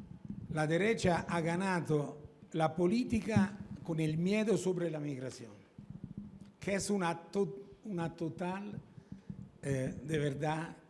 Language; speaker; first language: Spanish; non-native, fluent; Italian